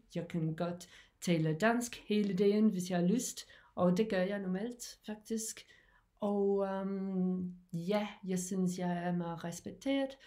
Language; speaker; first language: Danish; non-native, learner; English